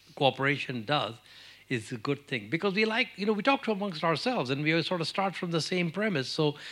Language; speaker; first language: English; non-native, local second language; Urdu